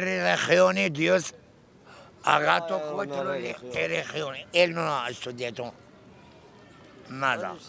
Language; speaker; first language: Spanish; non-native, learner; Arabic